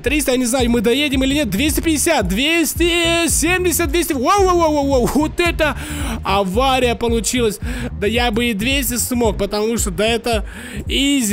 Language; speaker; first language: Russian; native; Russian